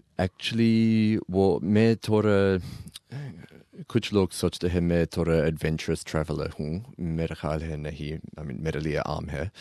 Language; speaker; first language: Urdu; non-native, learner; English